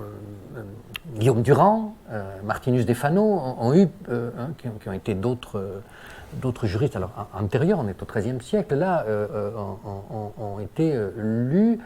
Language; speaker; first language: French; native; French